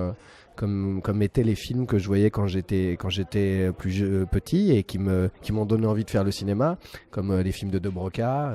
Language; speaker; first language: French; native; French